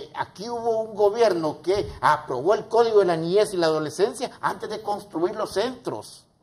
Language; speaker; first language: Spanish; native; Spanish